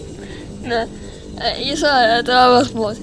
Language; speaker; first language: Icelandic; early bilingual, heritage; Icelandic